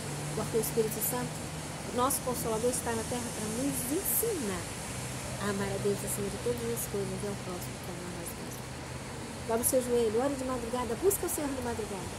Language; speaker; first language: Portuguese; native; Portuguese